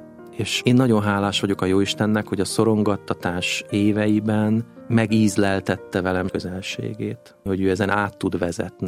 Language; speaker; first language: Hungarian; native; Hungarian